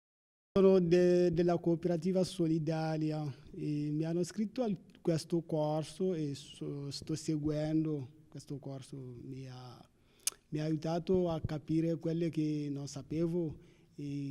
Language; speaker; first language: Italian; non-native, learner; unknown